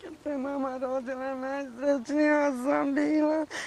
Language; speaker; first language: Bosnian; native; Bosnian